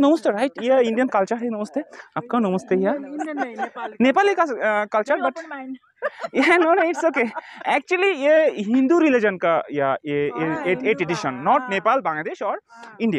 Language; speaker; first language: Hindi; non-native, learner; Bangla